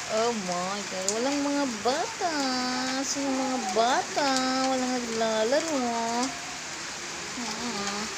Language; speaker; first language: Filipino; non-native, local second language; Pampanga